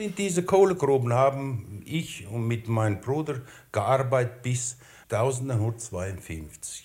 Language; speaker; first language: German; early bilingual, heritage; German